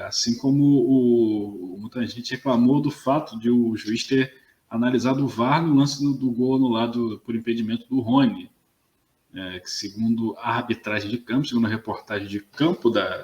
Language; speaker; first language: Portuguese; native; Portuguese